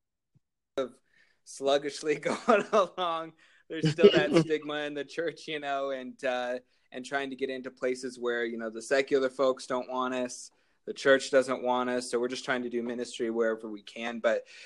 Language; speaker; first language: English; native; English